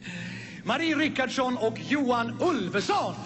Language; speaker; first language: Swedish; native; Swedish